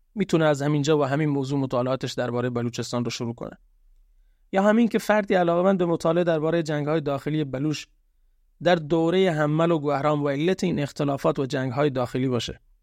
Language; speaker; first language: Persian; non-native, local second language; Baluchi